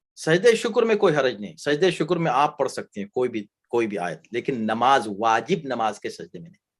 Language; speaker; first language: Urdu; native; Urdu